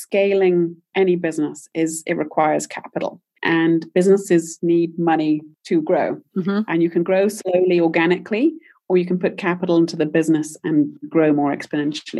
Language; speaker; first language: English; native; English